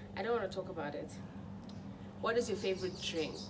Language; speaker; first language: English; non-native, local second language; Xhosa